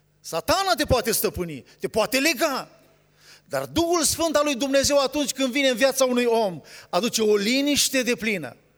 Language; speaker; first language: Romanian; native; Romanian